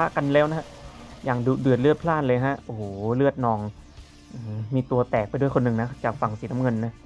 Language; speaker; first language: Thai; native; Thai